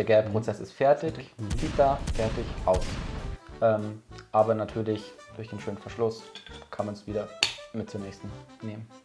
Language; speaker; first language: German; native; German